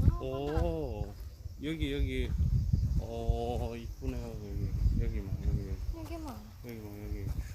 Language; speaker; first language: Korean; native; Korean